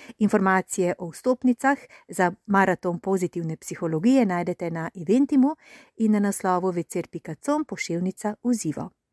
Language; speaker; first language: Slovenian; native; Slovenian